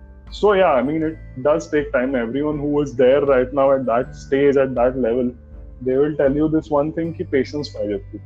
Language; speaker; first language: English; non-native, local second language; Marathi